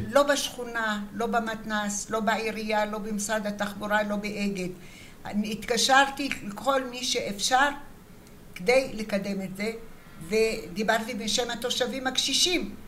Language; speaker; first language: Hebrew; early bilingual, other home language; Arabic